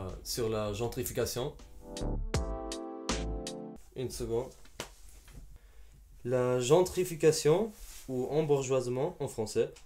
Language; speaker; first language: French; non-native, fluent; German